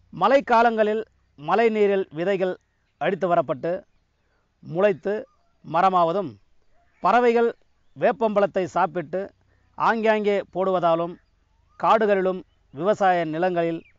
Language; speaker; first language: Tamil; native; Tamil